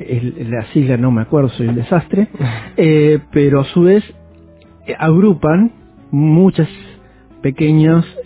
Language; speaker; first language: Spanish; native; Spanish